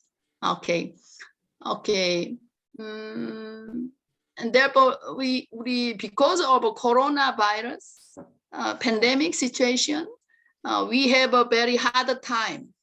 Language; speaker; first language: English; non-native, learner; Korean